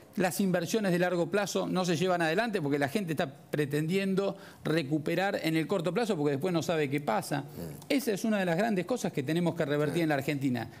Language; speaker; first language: Spanish; native; Spanish